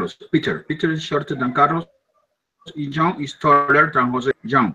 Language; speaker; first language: English; non-native, learner; Spanish